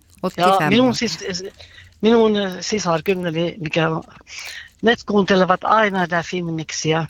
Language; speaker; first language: Finnish; non-native, local second language; Swedish